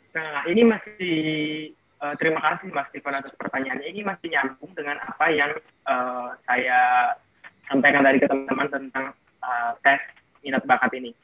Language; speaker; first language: Indonesian; non-native, local second language; Batak Toba